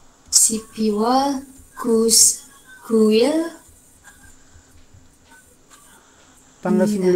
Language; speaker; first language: Korean; non-native, learner; Indonesian